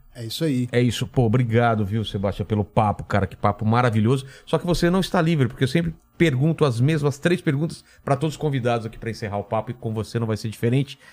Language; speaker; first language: Portuguese; native; Portuguese